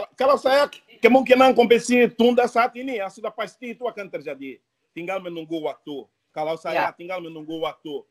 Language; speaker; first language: Indonesian; non-native, fluent; Portuguese